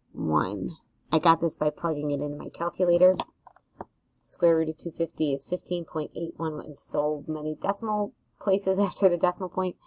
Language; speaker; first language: English; native; English